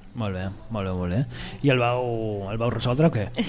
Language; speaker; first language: Catalan; native; Catalan